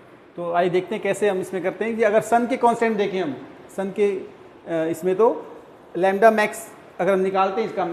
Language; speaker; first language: Hindi; native; Hindi